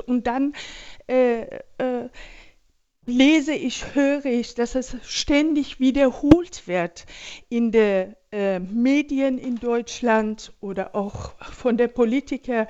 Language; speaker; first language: German; non-native, fluent; Persian